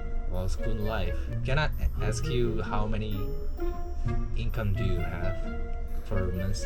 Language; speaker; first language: English; non-native, learner; Korean